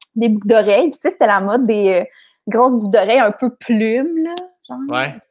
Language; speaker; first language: French; native; French